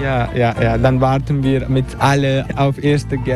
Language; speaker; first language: German; non-native, learner; Turkish